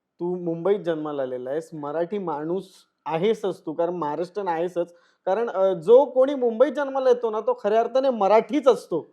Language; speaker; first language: Marathi; native; Marathi